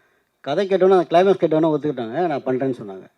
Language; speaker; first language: Tamil; native; Tamil